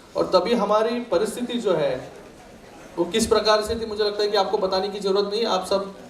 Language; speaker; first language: Hindi; non-native, local second language; Marathi